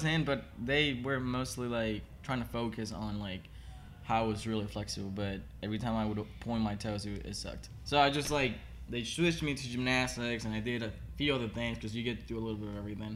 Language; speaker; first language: English; non-native, fluent; Spanish